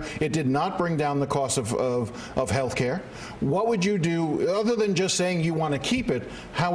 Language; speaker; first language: English; native; English